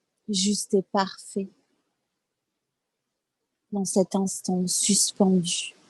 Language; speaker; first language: French; native; French